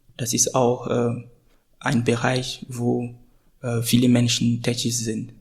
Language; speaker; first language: German; non-native, fluent; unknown